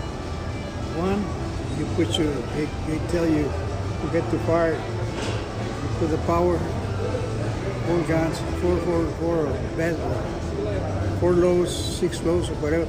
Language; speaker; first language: English; non-native, fluent; Spanish